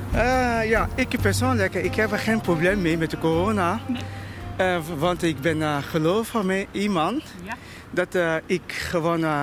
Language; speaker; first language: Dutch; non-native, fluent; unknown